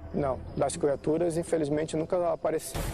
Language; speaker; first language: Portuguese; native; Portuguese